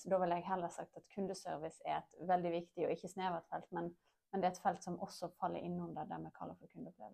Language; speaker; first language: Norwegian; native; Norwegian